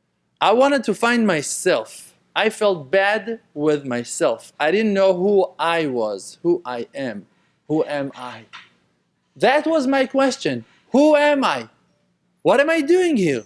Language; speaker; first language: English; non-native, fluent; Hebrew